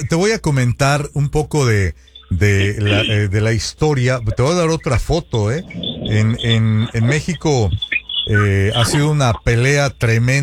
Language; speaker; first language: Spanish; native; Spanish